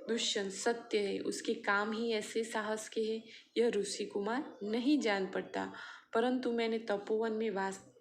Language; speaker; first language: Hindi; non-native, local second language; Gujarati